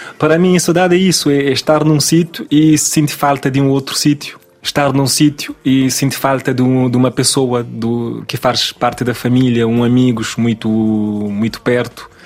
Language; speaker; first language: Portuguese; non-native, local second language; Kabuverdianu